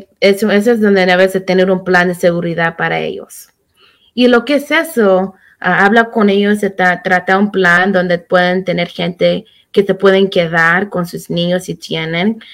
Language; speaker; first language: Spanish; early bilingual, heritage; Spanish